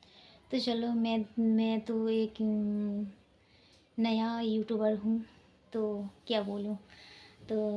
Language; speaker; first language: Hindi; non-native, local second language; Santali